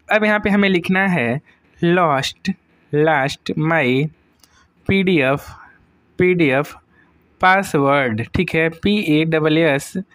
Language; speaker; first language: Hindi; native; Hindi